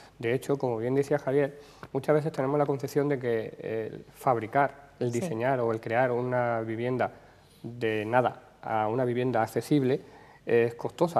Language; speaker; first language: Spanish; native; Spanish